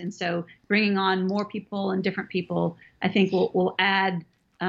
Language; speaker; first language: English; native; English